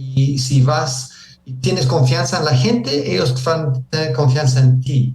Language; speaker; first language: Spanish; early bilingual, heritage; Spanish